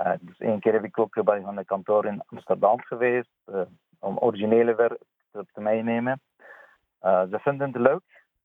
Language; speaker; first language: Dutch; non-native, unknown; Persian